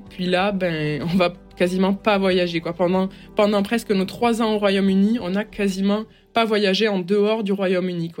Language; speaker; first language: French; native; French